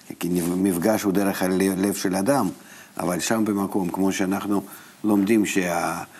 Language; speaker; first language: Hebrew; non-native, fluent; Russian